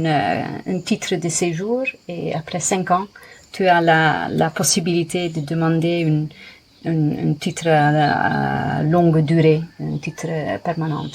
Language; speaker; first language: French; non-native, fluent; Dutch